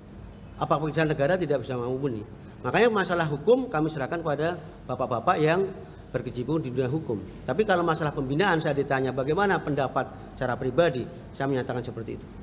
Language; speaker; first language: Indonesian; native; Indonesian